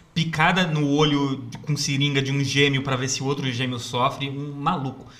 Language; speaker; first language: Portuguese; native; Portuguese